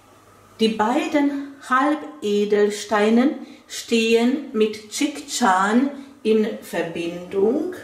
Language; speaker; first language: German; non-native, fluent; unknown